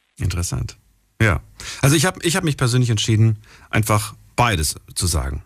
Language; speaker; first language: German; native; German